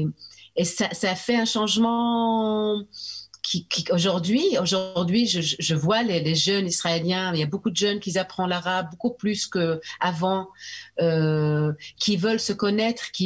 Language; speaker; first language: French; early bilingual, heritage; French